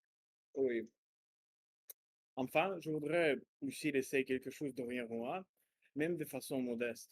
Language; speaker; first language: French; non-native, learner; Russian